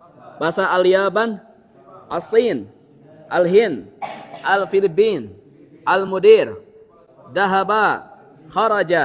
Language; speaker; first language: Arabic; non-native, learner; Indonesian